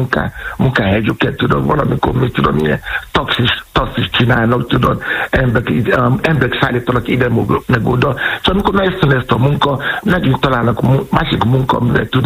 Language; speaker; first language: Hungarian; non-native, fluent; Yoruba